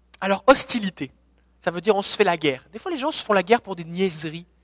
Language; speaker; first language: French; native; French